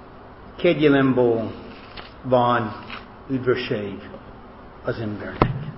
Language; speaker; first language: Hungarian; non-native, fluent; English